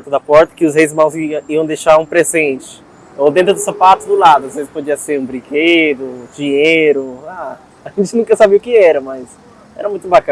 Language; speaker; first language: Portuguese; non-native, fluent; Spanish